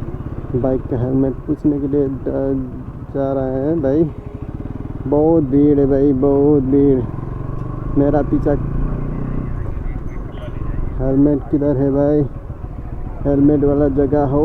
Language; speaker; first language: Hindi; non-native, learner; Nepali